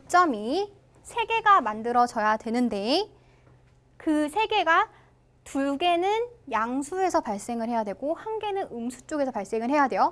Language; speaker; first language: Korean; native; Korean